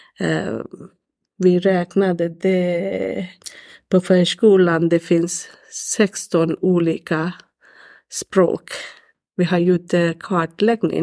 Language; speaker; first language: Swedish; non-native, learner; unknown